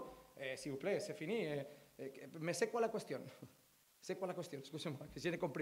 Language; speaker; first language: French; non-native, learner; Spanish